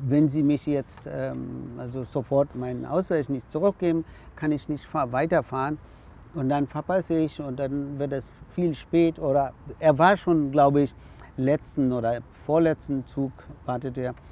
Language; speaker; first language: German; non-native, fluent; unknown